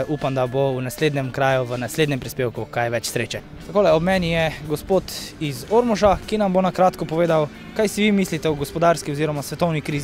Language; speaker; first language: Slovenian; native; Slovenian